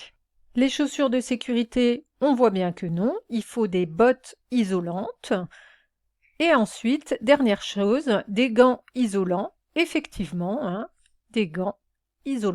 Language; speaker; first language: French; native; French